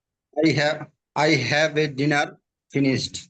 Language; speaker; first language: English; non-native, learner; Bangla